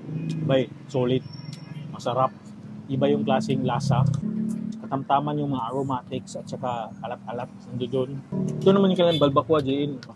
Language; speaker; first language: Filipino; non-native, local second language; Cebuano